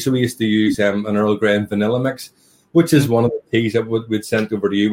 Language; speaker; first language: English; native; English